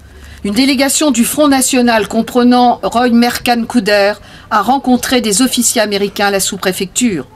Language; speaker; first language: French; native; French